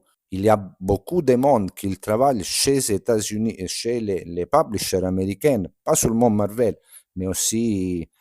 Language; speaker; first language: French; non-native, fluent; Italian